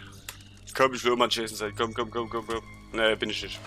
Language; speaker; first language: German; native; German